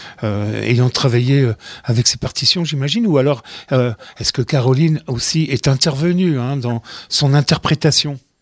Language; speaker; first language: French; native; French